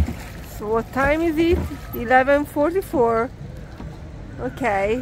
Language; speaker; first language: English; non-native, fluent; Italian